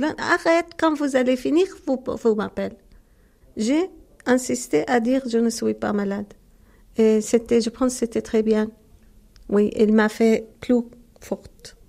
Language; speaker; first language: French; non-native, learner; Arabic